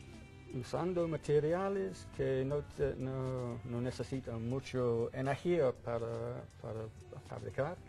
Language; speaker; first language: Spanish; non-native, fluent; English